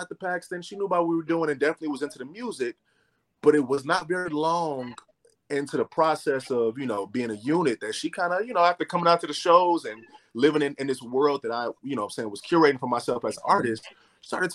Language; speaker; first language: English; native; English